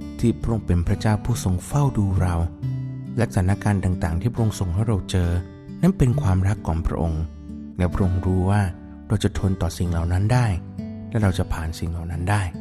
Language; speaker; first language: Thai; native; Thai